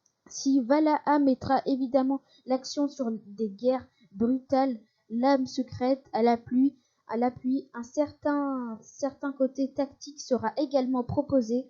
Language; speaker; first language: French; native; French